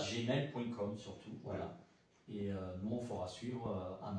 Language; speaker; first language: French; native; French